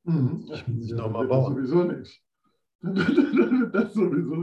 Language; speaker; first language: German; non-native, fluent; English